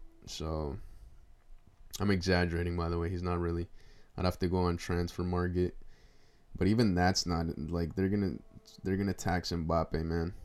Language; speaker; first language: English; early bilingual, other home language; Spanish